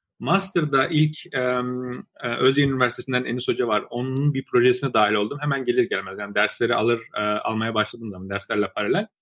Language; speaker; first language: Turkish; early bilingual, other home language; Azerbaijani